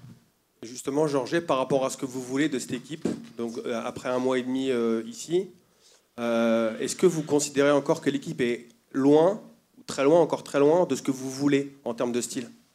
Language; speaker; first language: French; native; French